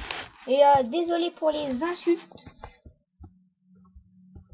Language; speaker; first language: French; native; French